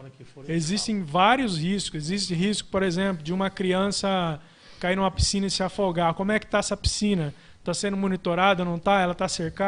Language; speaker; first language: Portuguese; native; Portuguese